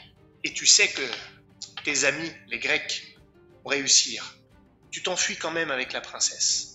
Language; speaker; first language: French; native; French